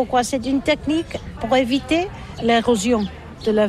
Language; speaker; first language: French; non-native, learner; Catalan